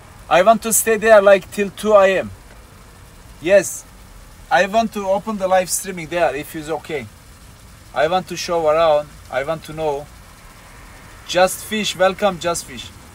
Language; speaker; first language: English; non-native, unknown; Turkish